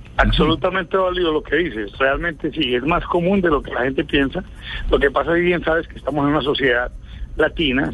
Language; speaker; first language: Spanish; native; Spanish